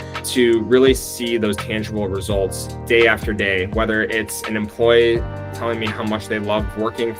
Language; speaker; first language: English; native; English